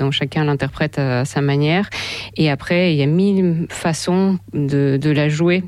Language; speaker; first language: French; non-native, fluent; Russian